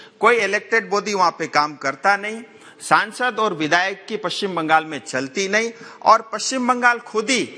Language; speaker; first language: Hindi; non-native, local second language; Nepali